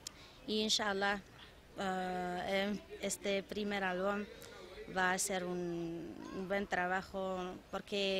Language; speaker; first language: Spanish; non-native, fluent; Arabic